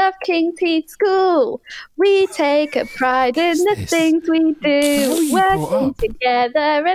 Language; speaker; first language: English; native; English